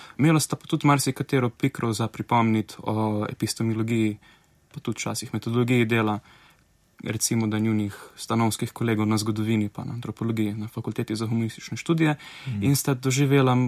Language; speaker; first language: Slovenian; native; Slovenian